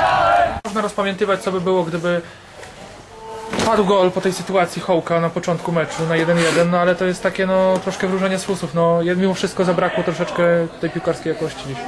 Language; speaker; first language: Polish; native; Polish